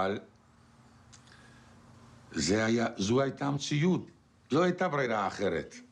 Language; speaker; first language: Hebrew; non-native, fluent; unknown